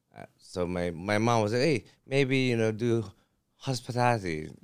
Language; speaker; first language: English; early bilingual, other home language; Thai